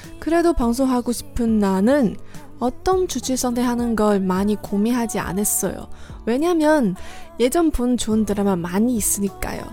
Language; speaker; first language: Korean; non-native, fluent; Chinese